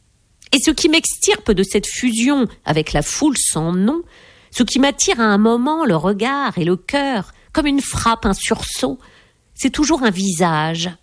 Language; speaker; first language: French; native; French